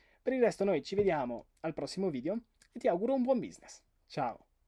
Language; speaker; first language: Italian; native; Italian